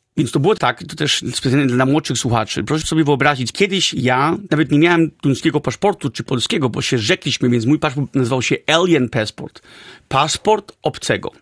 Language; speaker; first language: Polish; early bilingual, heritage; Polish